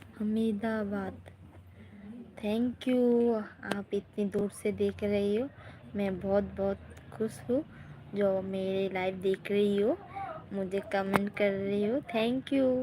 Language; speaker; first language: Hindi; non-native, local second language; Bangla